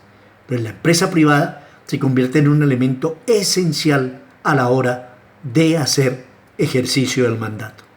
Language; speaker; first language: Spanish; native; Spanish